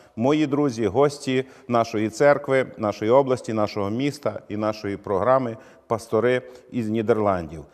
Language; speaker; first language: Ukrainian; native; Ukrainian